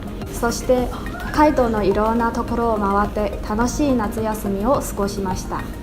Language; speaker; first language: Japanese; non-native, learner; Chinese